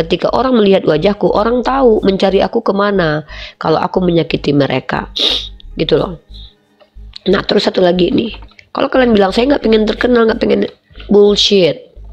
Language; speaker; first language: Indonesian; native; Indonesian